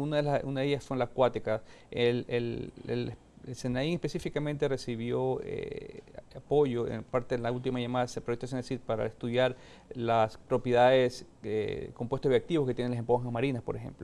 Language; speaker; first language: Spanish; native; Spanish